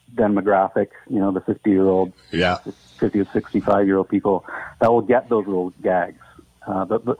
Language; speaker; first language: English; native; English